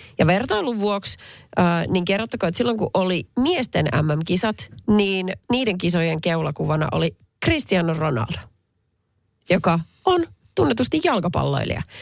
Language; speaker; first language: Finnish; native; Finnish